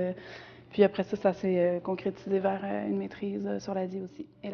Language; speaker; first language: French; native; French